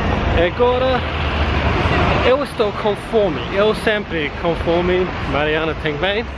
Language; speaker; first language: Portuguese; non-native, learner; English